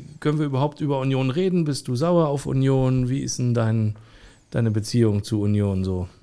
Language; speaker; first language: German; native; German